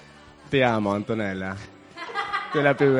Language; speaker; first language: Italian; non-native, learner; Spanish